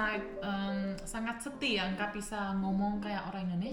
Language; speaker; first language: Indonesian; non-native, fluent; Chinese